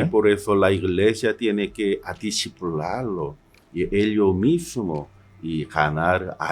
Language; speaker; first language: Spanish; non-native, learner; Korean